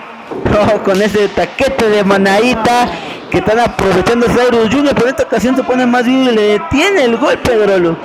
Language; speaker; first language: Spanish; native; Spanish